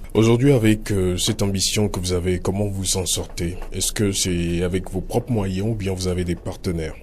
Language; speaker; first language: French; non-native, local second language; Ewe